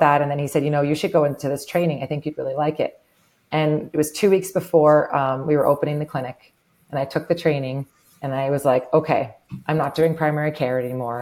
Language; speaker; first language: English; native; English